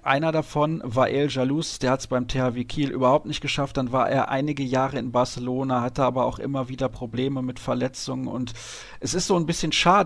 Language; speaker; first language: German; native; German